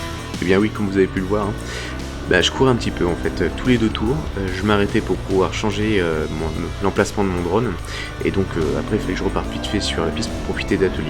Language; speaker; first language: French; native; French